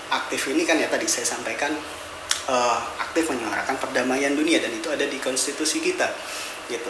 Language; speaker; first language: Indonesian; native; Indonesian